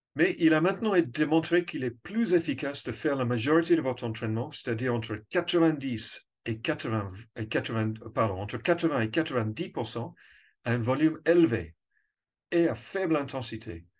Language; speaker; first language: French; non-native, fluent; English